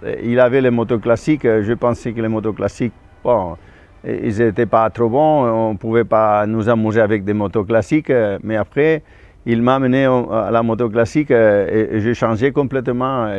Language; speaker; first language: French; non-native, fluent; Spanish